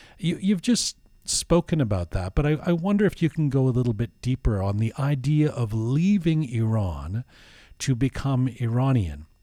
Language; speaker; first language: English; early bilingual, other home language; Persian